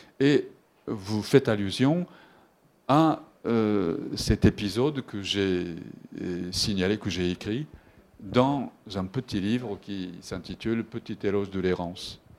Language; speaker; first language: French; non-native, fluent; Japanese